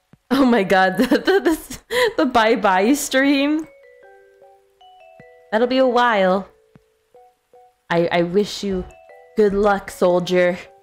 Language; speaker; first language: English; early bilingual, other home language; Spanish